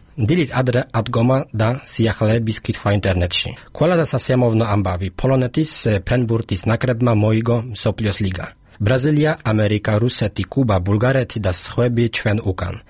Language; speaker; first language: Georgian; non-native, fluent; Polish